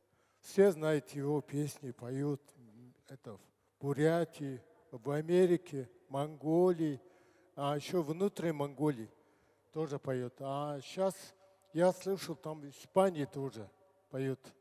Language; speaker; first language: Russian; non-native, learner; Mongolian